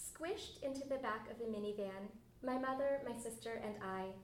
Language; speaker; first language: English; early bilingual, other home language; Bangla